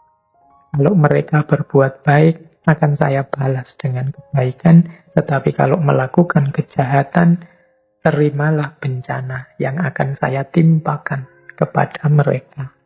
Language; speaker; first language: Indonesian; native; Indonesian